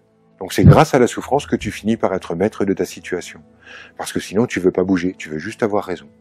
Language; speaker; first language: French; native; French